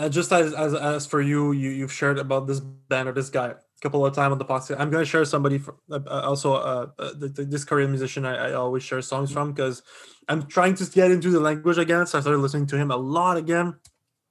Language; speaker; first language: English; non-native, fluent; French